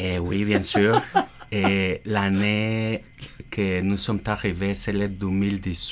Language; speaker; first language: French; non-native, learner; Spanish